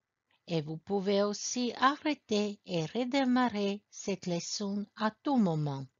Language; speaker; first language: French; non-native, fluent; Croatian